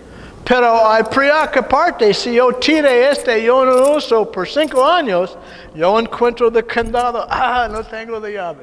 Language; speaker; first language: Spanish; non-native, learner; English